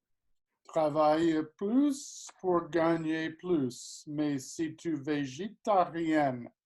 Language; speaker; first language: French; non-native, learner; English